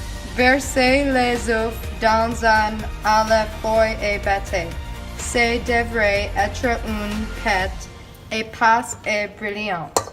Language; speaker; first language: French; non-native, learner; English